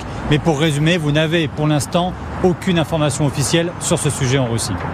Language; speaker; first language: French; native; French